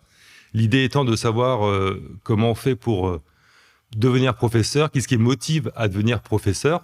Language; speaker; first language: French; native; French